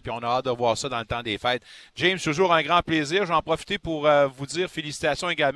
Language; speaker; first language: French; native; French